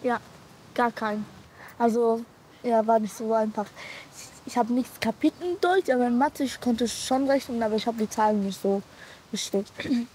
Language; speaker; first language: German; early bilingual, other home language; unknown